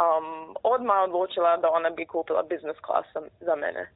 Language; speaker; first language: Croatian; early bilingual, heritage; Croatian